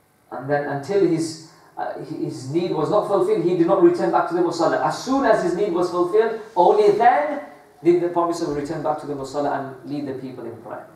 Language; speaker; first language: English; early bilingual, other home language; Urdu